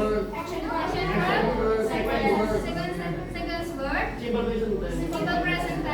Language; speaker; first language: English; non-native, learner; Indonesian